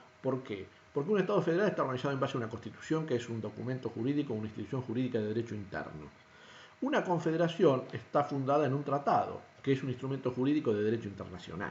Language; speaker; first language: Spanish; native; Spanish